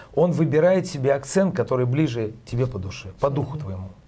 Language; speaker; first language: Russian; native; Russian